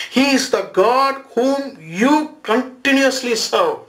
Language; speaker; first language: English; non-native, local second language; Tamil